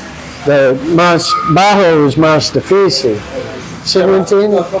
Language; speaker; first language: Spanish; non-native, learner; English